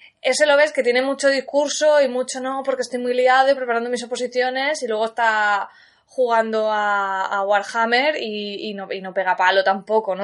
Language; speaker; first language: Spanish; native; Spanish